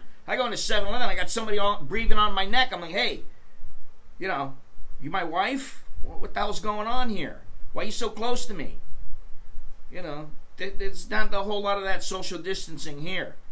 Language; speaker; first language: English; native; English